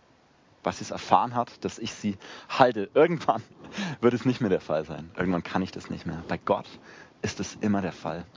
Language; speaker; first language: German; native; German